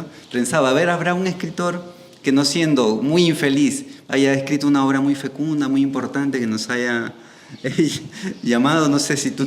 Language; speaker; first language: Spanish; native; Spanish